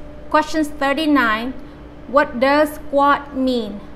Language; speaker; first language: English; non-native, fluent; Vietnamese